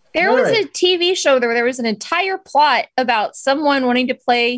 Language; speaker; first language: English; native; English